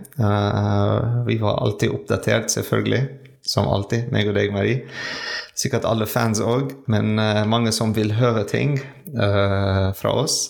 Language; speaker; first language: Norwegian; non-native, learner; French